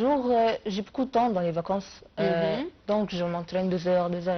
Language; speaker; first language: French; non-native, fluent; Arabic